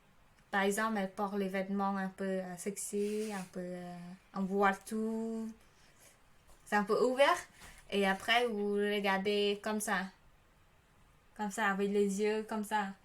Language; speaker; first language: French; non-native, learner; Khmer